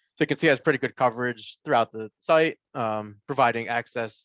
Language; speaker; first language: English; native; English